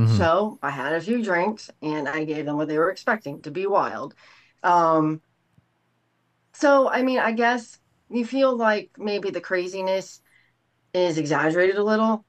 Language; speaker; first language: English; native; English